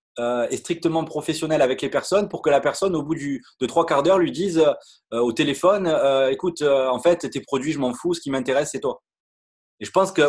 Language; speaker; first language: French; native; French